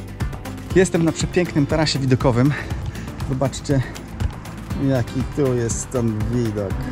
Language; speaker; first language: Polish; native; Polish